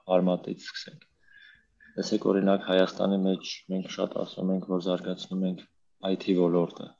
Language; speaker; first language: Armenian; native; Armenian